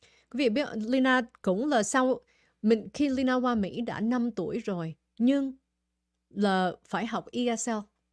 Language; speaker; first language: Vietnamese; early bilingual, heritage; Vietnamese